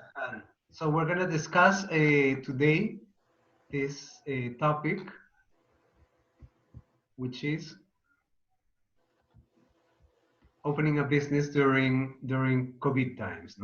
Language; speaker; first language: English; non-native, fluent; Spanish